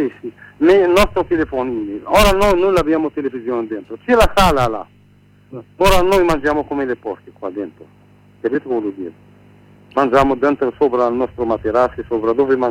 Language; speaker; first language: Italian; non-native, learner; Arabic